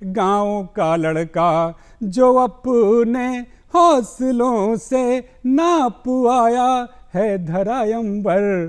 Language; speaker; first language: Hindi; native; Hindi